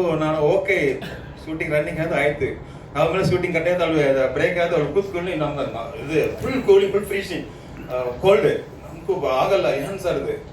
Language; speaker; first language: Kannada; non-native, learner; Tamil